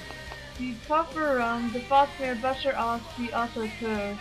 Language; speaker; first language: German; non-native, learner; English